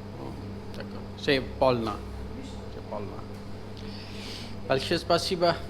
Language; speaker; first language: Russian; non-native, learner; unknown